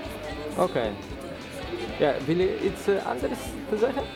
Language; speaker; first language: Dutch; non-native, learner; Polish